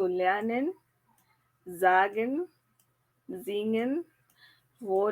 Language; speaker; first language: German; non-native, fluent; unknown